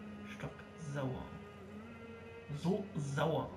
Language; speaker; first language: German; native; German